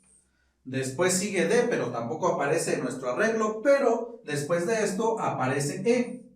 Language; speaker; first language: Spanish; native; Spanish